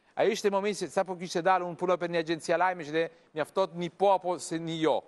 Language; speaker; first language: Albanian; non-native, learner; Italian